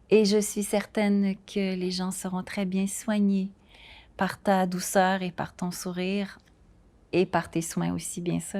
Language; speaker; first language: French; native; French